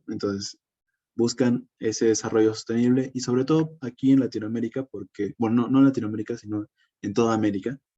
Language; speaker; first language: Spanish; native; Spanish